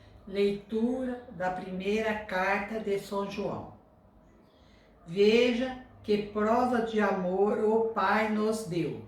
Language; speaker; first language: Portuguese; native; Portuguese